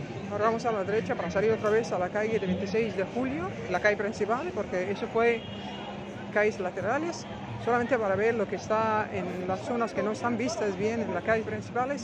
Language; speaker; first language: Spanish; non-native, fluent; Arabic